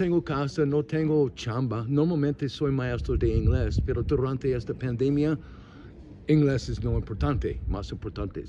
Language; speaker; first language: Spanish; non-native, learner; English